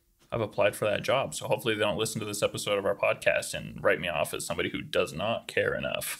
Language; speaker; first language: English; native; English